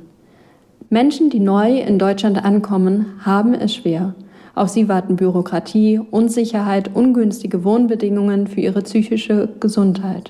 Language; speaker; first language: German; native; German